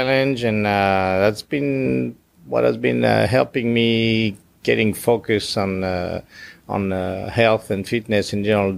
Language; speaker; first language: English; non-native, fluent; French